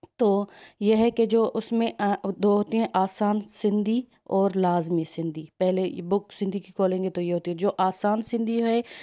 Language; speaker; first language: Urdu; non-native, local second language; Sindhi